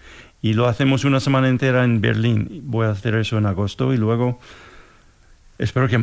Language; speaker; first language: Spanish; non-native, fluent; English